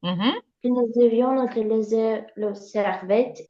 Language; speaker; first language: French; non-native, learner; Ukrainian